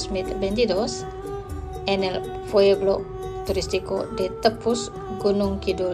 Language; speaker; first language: Spanish; non-native, fluent; Indonesian